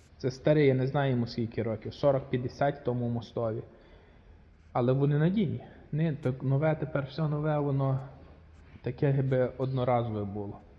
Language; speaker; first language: Ukrainian; native; Ukrainian